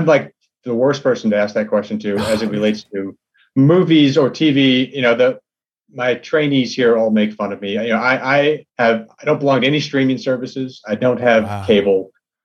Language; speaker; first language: English; native; English